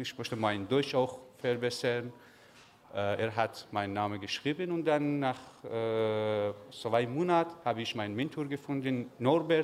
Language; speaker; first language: German; non-native, learner; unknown